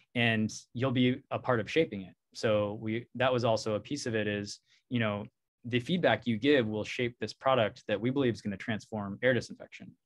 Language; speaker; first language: English; native; English